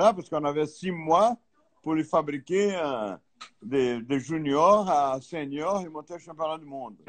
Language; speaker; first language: French; non-native, fluent; Portuguese